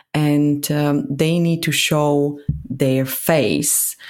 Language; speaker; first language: English; non-native, fluent; Czech